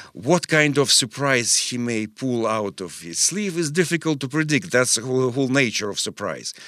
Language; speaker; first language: English; non-native, fluent; Russian